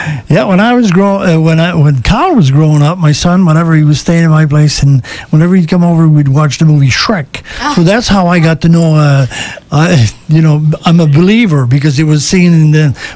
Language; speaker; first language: English; early bilingual, other home language; French